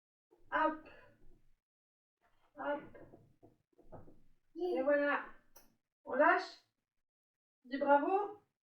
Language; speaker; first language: French; native; French